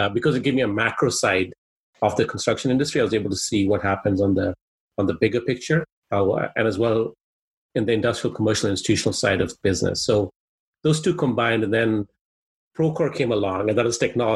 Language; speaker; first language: English; non-native, local second language; Swahili